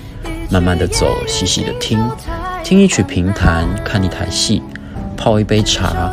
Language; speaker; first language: Chinese; native; Chinese